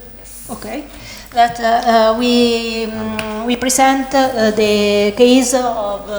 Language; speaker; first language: English; non-native, learner; Italian